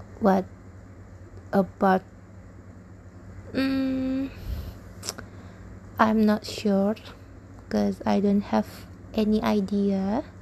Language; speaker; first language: English; non-native, learner; Indonesian